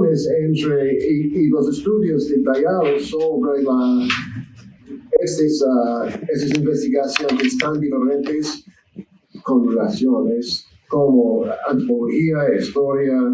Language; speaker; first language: Spanish; non-native, learner; English